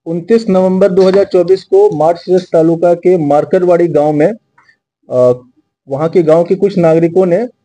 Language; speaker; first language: Hindi; non-native, local second language; Marathi